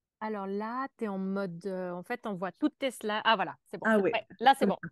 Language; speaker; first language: French; native; French